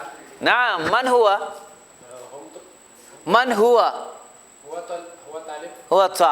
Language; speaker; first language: Arabic; non-native, fluent; Urdu